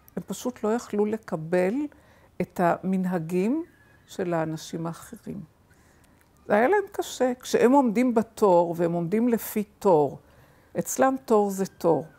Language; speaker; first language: Hebrew; early bilingual, other home language; German